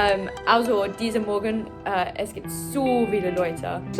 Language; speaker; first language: German; non-native, learner; English